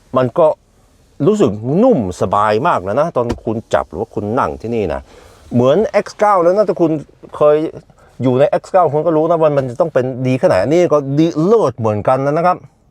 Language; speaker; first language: Thai; non-native, fluent; Norwegian